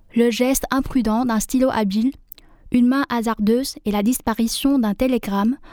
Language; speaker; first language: French; non-native, fluent; Vietnamese